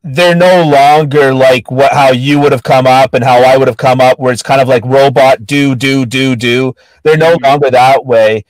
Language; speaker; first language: English; native; English